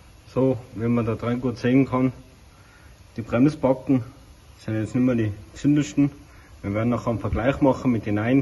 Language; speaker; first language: German; native; German